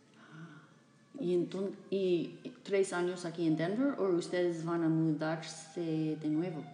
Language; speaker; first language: Spanish; non-native, fluent; English